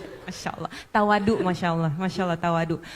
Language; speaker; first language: Indonesian; native; Indonesian